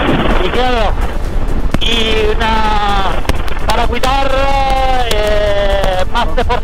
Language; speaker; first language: Spanish; non-native, learner; Italian